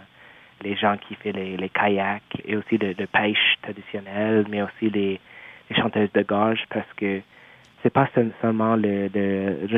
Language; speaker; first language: French; non-native, local second language; English